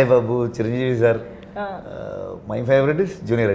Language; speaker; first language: Telugu; non-native, learner; Kannada